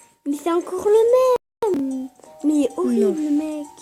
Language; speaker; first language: French; native; French